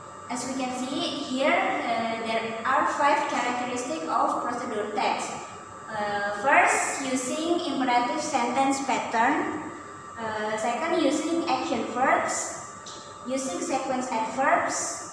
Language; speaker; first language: English; non-native, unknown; Indonesian